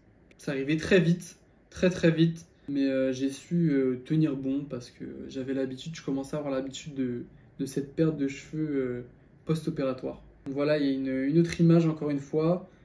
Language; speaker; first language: French; native; French